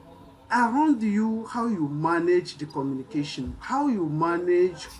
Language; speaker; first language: English; non-native, learner; French